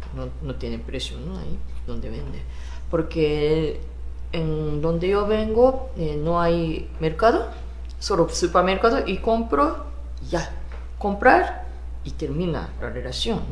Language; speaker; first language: Spanish; non-native, fluent; Japanese